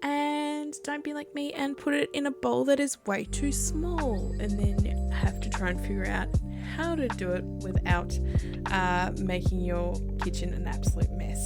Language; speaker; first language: English; native; English